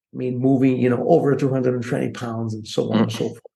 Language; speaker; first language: English; non-native, fluent; Italian